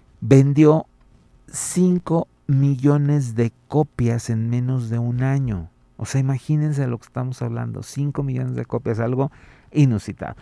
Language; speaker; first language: Spanish; native; Spanish